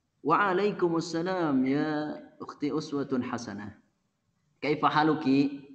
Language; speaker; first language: Arabic; non-native, fluent; Indonesian